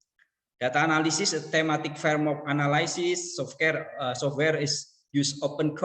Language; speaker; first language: English; non-native, learner; Indonesian